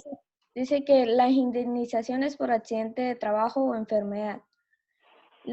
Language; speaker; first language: Spanish; native; Spanish